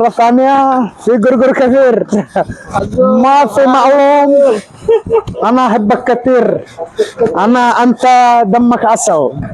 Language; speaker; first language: Arabic; non-native, learner; Bangla